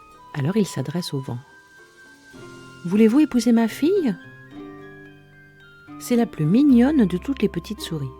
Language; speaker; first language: French; native; French